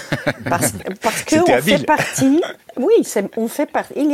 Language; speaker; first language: French; non-native, fluent; Dutch